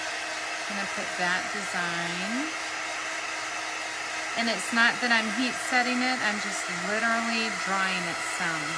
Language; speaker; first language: English; native; English